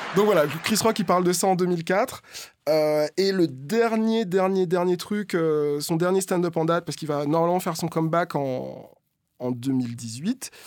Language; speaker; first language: French; native; French